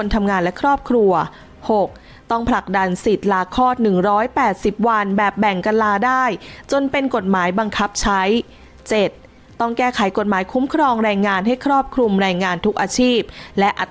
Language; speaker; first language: Thai; native; Thai